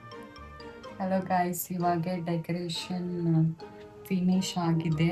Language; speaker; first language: Kannada; non-native, learner; Telugu